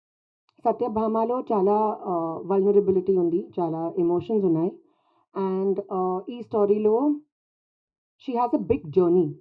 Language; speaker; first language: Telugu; non-native, learner; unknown